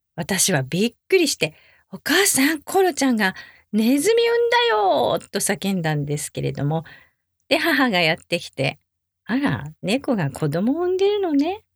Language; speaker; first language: Japanese; native; Japanese